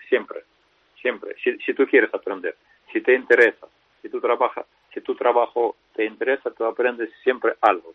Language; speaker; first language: Spanish; non-native, fluent; Russian